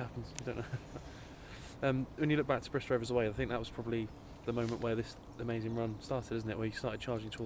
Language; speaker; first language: English; native; English